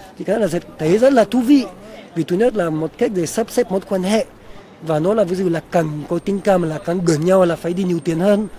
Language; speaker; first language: Vietnamese; non-native, fluent; French